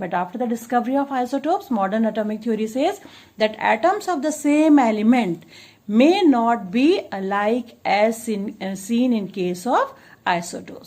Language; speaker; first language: English; non-native, local second language; Hindi